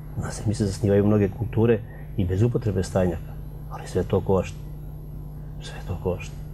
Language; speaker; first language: Serbian; native; Serbian